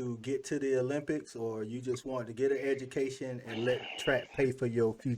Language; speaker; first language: English; native; English